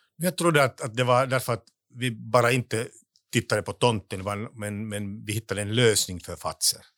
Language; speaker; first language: Swedish; non-native, local second language; Finnish